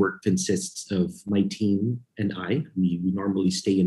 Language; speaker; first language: English; non-native, local second language; Filipino